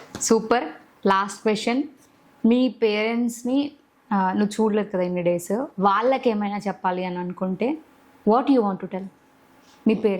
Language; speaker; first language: Telugu; native; Telugu